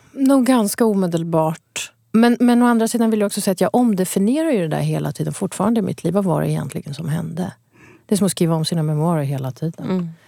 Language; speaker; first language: Swedish; early bilingual, other home language; Kurdish